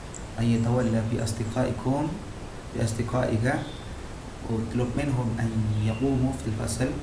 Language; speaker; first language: Arabic; non-native, fluent; Indonesian